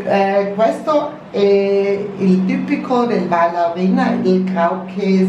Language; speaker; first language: Italian; non-native, learner; German